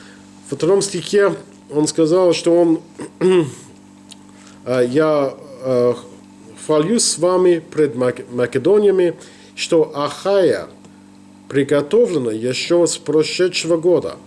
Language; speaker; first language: Russian; non-native, learner; English